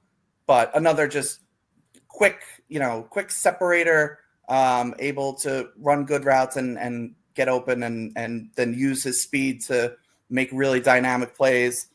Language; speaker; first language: English; native; English